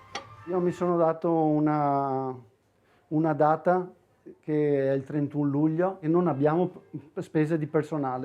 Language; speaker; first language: Italian; native; Italian